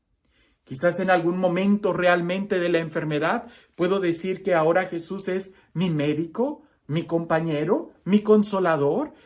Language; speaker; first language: Spanish; native; Spanish